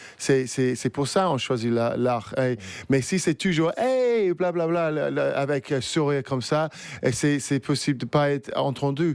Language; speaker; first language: French; non-native, fluent; English